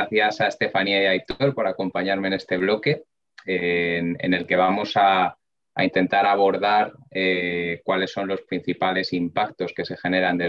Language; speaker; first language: Spanish; native; Spanish